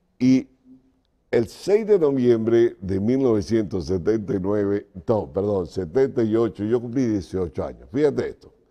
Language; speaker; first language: Spanish; native; Spanish